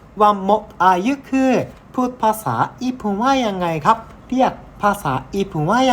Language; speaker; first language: Thai; non-native, learner; Japanese